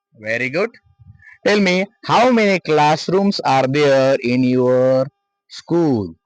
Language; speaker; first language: English; non-native, local second language; Marathi